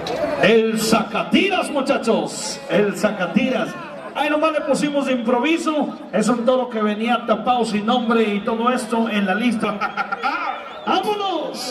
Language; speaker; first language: Spanish; native; Spanish